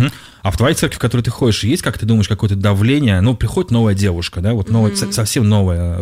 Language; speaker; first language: Russian; native; Russian